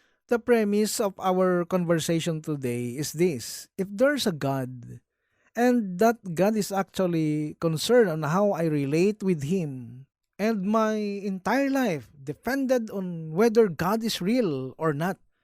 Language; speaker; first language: English; non-native, local second language; Filipino